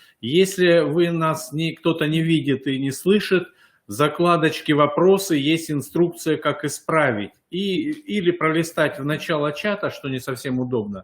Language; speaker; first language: Russian; native; Russian